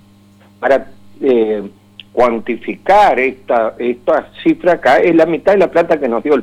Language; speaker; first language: Spanish; native; Spanish